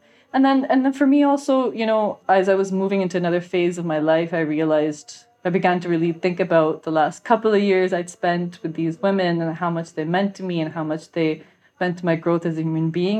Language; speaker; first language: English; non-native, local second language; Urdu